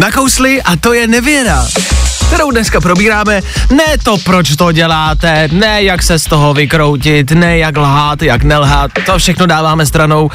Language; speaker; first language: Czech; native; Czech